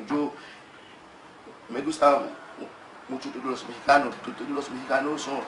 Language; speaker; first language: Spanish; non-native, learner; Haitian Creole